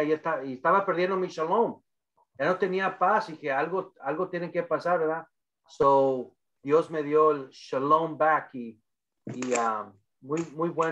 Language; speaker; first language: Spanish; early bilingual, other home language; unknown